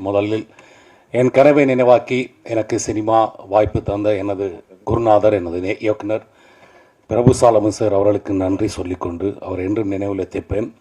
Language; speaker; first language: Tamil; native; Tamil